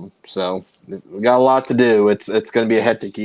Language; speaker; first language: English; native; English